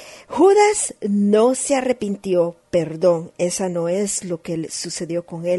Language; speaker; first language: Spanish; native; Spanish